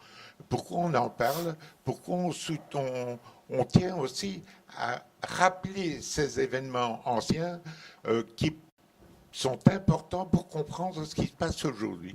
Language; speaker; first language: French; native; French